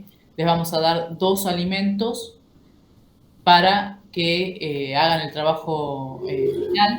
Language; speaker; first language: Spanish; native; Spanish